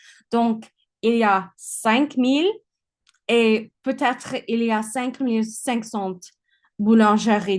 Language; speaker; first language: French; non-native, learner; English